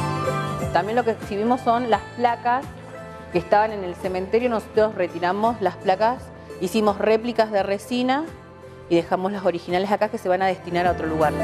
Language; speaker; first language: Spanish; native; Spanish